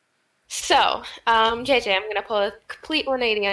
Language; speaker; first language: English; native; English